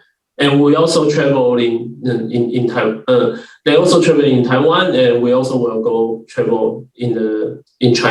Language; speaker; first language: English; non-native, learner; Chinese